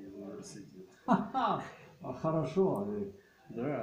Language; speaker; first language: Russian; non-native, learner; Slovenian